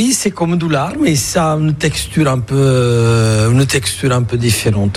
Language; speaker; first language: French; non-native, fluent; Italian